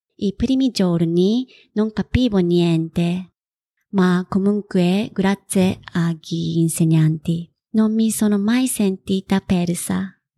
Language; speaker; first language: Italian; non-native, fluent; Japanese